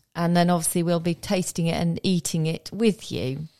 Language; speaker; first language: English; native; English